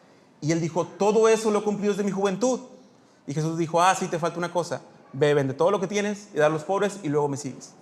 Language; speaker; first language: Spanish; native; Spanish